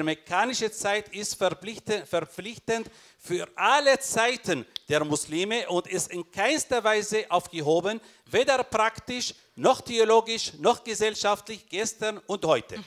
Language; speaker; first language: German; non-native, fluent; Arabic